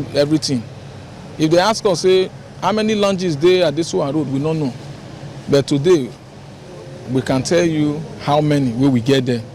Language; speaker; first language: Nigerian Pidgin; non-native, local second language; Bini